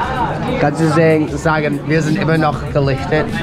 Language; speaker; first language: German; non-native, learner; English